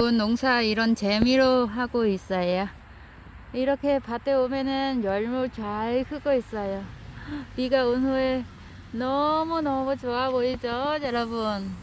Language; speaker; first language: Korean; non-native, learner; Vietnamese